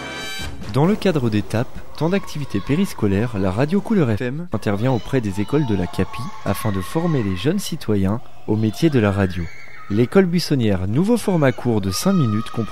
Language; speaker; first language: French; native; French